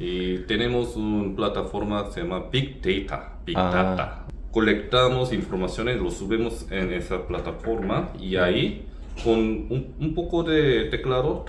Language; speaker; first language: Spanish; non-native, learner; Korean